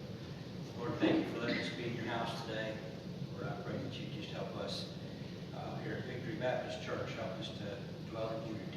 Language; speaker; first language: English; native; English